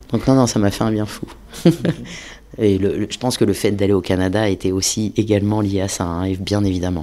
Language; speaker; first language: French; native; French